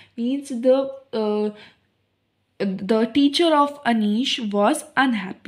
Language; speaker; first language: English; non-native, local second language; Hindi